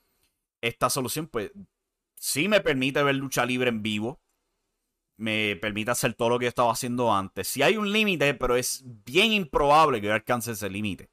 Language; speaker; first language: Spanish; native; Spanish